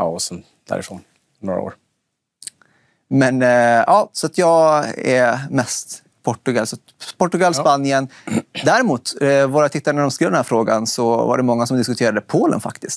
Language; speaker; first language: Swedish; native; Swedish